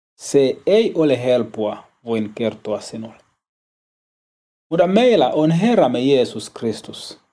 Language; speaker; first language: Finnish; non-native, learner; Swahili